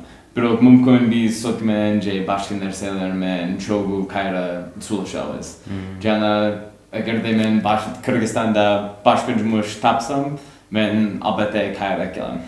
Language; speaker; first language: Kyrgyz; non-native, learner; English